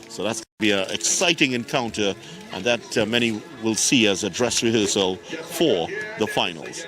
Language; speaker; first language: English; native; English